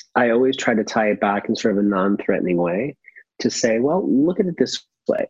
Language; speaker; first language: English; native; English